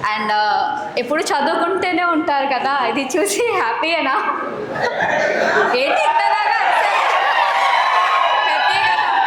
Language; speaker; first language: Telugu; non-native, fluent; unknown